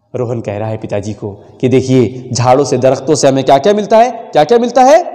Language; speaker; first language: Hindi; non-native, local second language; Marathi